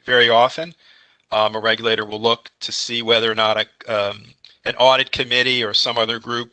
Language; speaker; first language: English; native; English